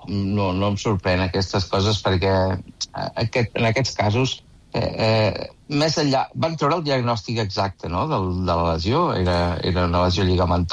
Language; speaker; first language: Catalan; native; Catalan